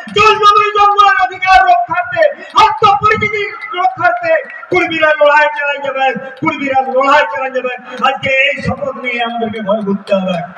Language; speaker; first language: Bangla; native; Bangla